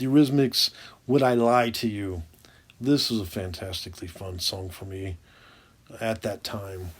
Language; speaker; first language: English; native; English